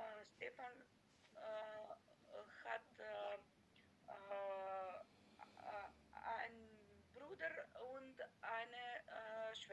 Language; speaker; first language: German; non-native, learner; Macedonian